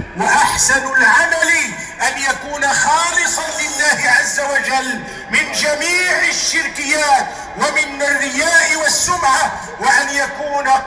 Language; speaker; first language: Arabic; native; Arabic